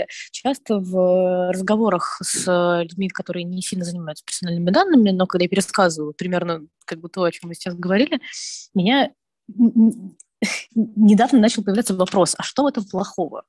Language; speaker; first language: Russian; native; Russian